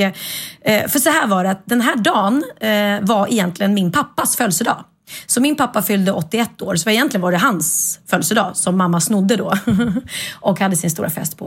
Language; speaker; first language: Swedish; native; Swedish